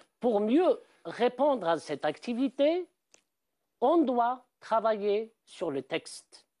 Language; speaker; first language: French; non-native, local second language; Arabic